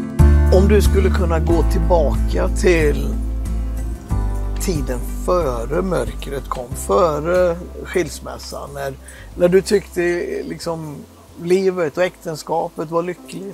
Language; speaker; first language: Swedish; native; Swedish